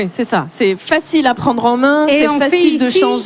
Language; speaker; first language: French; native; French